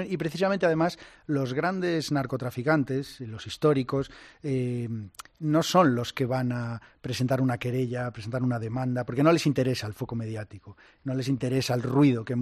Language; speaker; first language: Spanish; native; Spanish